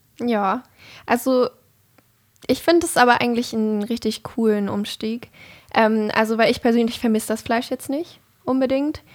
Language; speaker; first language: German; native; German